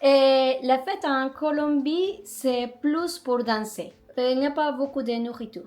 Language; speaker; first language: French; non-native, learner; Spanish